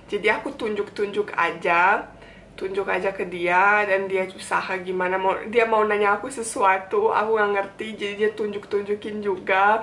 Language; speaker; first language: Indonesian; non-native, fluent; Bosnian